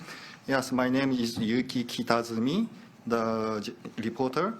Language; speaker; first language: English; non-native, learner; Japanese